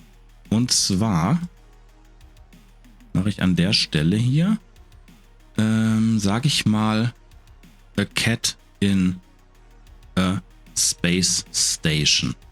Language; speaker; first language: German; native; German